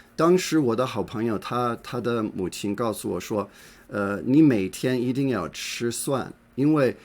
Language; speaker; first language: Chinese; non-native, fluent; English